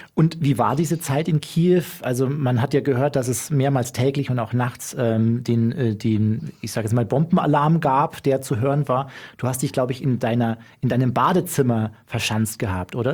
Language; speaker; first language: German; native; German